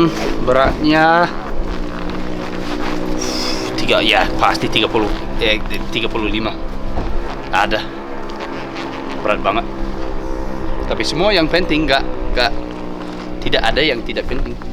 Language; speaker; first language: Indonesian; non-native, fluent; English